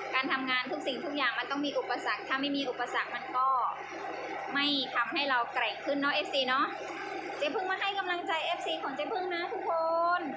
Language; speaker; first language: Thai; native; Thai